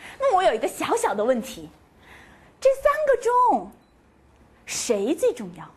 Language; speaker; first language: Chinese; native; Chinese